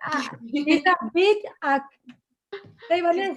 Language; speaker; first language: English; non-native, learner; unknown